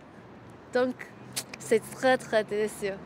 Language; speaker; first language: French; non-native, learner; Chinese